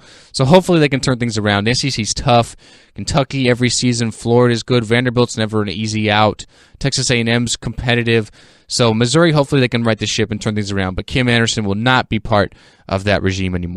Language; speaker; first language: English; native; English